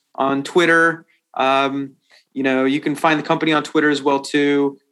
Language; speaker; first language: English; native; English